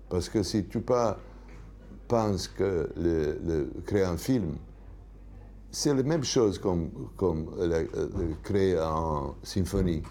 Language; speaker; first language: French; non-native, learner; Serbian